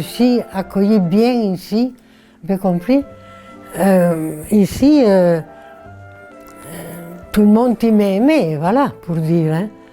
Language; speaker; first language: French; non-native, learner; Italian